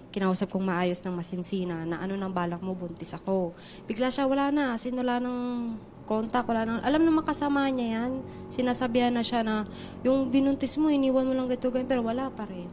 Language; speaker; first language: Filipino; native; Filipino